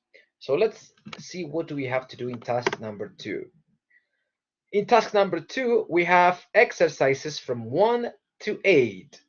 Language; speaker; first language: English; non-native, fluent; Spanish